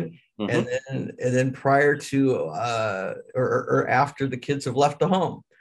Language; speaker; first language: English; native; English